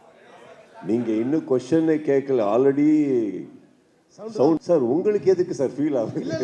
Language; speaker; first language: Tamil; non-native, learner; Kannada